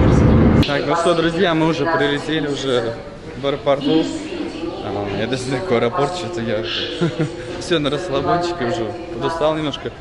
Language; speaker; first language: Russian; native; Russian